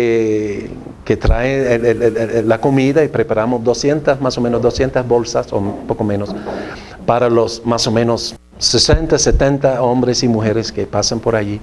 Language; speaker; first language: Spanish; non-native, fluent; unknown